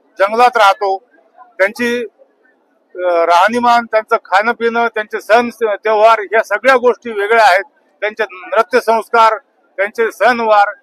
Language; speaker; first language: Marathi; non-native, local second language; Lambadi